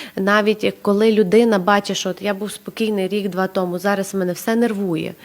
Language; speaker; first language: Ukrainian; native; Ukrainian